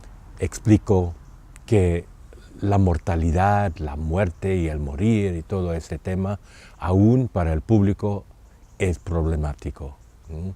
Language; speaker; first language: Spanish; non-native, fluent; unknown